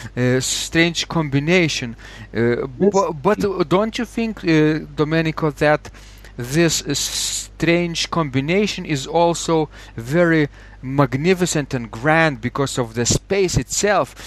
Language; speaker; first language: English; non-native, fluent; Lithuanian